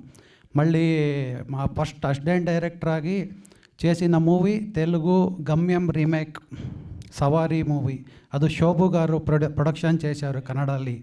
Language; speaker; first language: Telugu; non-native, learner; Kannada